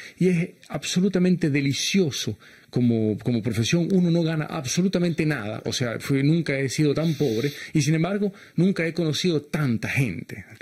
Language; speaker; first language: Spanish; early bilingual, heritage; Spanish